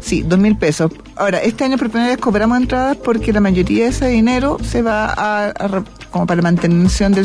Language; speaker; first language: Spanish; native; Spanish